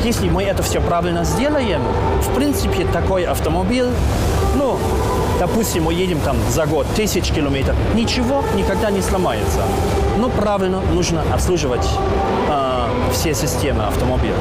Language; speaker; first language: Russian; non-native, learner; German